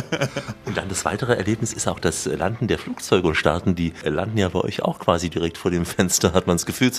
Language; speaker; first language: German; native; German